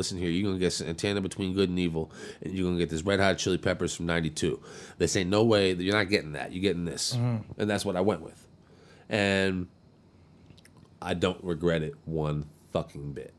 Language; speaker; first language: English; native; English